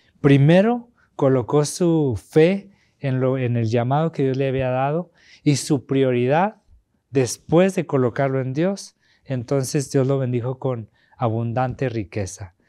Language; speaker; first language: Spanish; native; Spanish